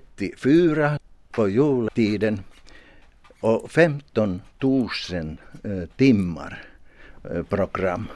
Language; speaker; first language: Swedish; non-native, local second language; Finnish